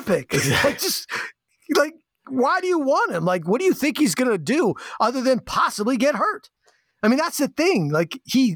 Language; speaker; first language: English; native; English